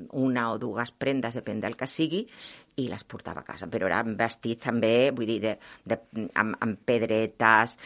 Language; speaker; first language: Catalan; non-native, local second language; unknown